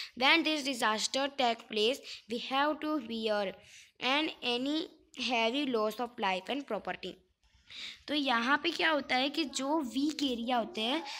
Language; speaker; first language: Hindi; non-native, local second language; Gujarati